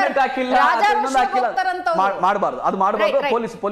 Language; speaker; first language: Kannada; native; Kannada